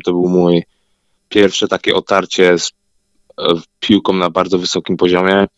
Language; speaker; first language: Polish; early bilingual, heritage; Polish